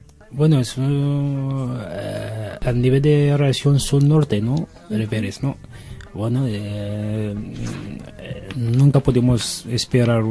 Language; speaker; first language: Spanish; non-native, learner; Arabic